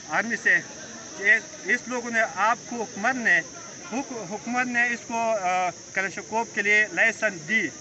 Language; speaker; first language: Urdu; non-native, local second language; Pashto